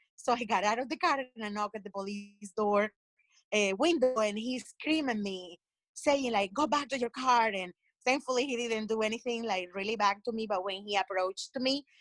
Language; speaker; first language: English; non-native, fluent; Spanish